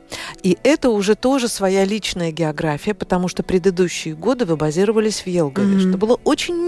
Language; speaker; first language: Russian; native; Russian